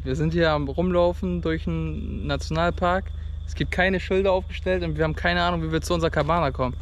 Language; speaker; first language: German; native; German